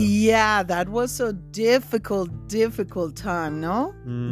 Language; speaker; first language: English; non-native, fluent; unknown